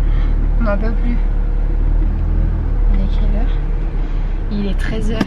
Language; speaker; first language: French; native; French